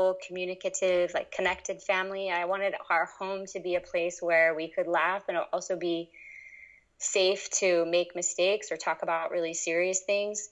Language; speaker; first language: English; native; English